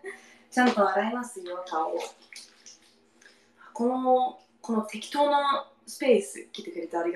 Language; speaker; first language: Japanese; non-native, learner; English